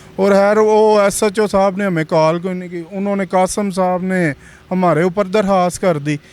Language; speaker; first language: Urdu; non-native, local second language; Punjabi